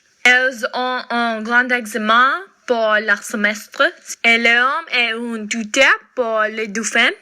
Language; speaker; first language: French; non-native, learner; English